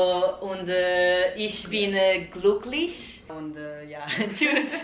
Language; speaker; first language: German; non-native, learner; Portuguese